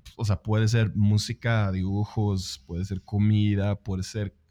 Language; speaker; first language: Spanish; non-native, fluent; Swedish